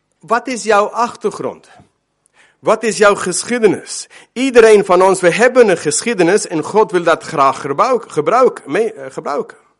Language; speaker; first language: Dutch; non-native, fluent; Spanish